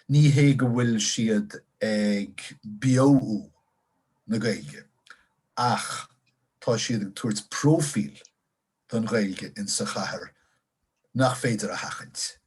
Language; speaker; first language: Irish; non-native, local second language; English